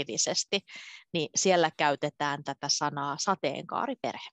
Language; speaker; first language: Finnish; native; Finnish